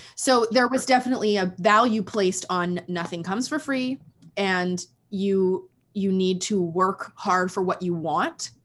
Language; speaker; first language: English; early bilingual, other home language; Spanish